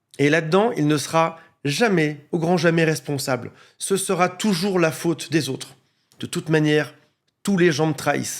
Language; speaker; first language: French; native; French